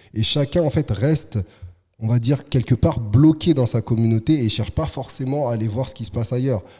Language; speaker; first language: French; early bilingual, other home language; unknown